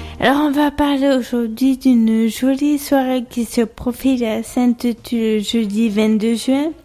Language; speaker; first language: French; native; French